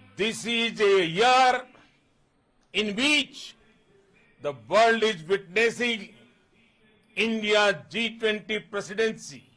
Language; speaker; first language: English; non-native, local second language; Gujarati